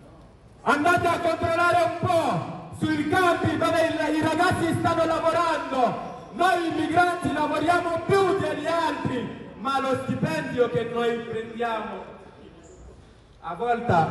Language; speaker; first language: Italian; non-native, learner; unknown